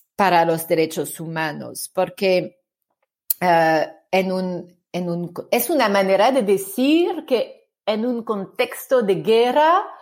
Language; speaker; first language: Spanish; non-native, fluent; French